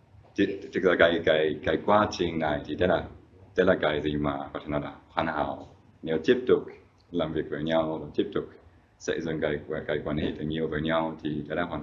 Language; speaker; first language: Vietnamese; non-native, fluent; German